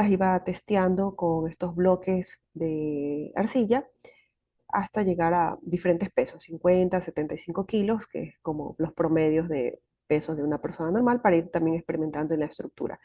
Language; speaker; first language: Spanish; native; Spanish